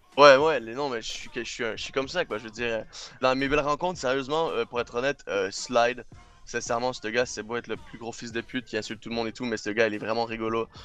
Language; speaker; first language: French; non-native, local second language; English